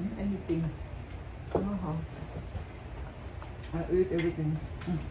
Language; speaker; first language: English; non-native, learner; Thai